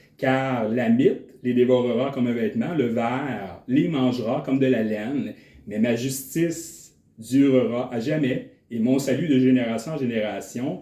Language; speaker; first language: French; native; French